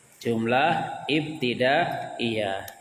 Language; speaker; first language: Arabic; non-native, fluent; Indonesian